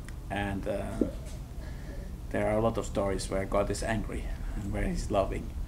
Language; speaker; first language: English; non-native, fluent; Norwegian